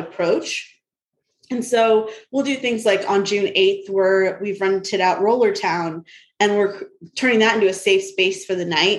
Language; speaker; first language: English; native; English